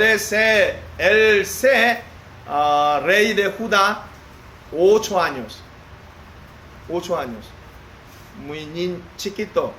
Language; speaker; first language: Spanish; non-native, learner; Korean